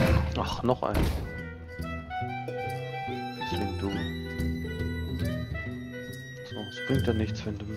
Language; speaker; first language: German; native; German